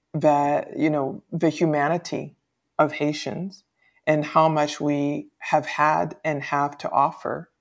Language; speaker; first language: English; native; English